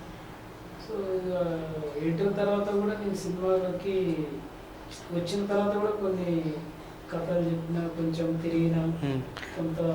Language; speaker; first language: Telugu; native; Telugu